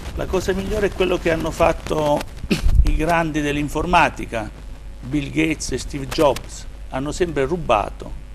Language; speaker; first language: Italian; native; Italian